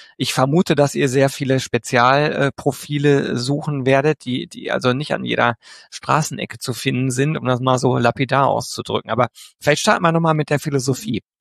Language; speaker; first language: German; native; German